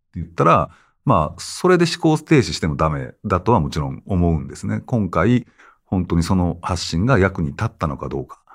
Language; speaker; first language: Japanese; native; Japanese